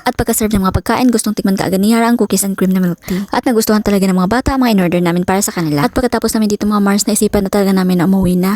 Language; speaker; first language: Filipino; non-native, local second language; Cebuano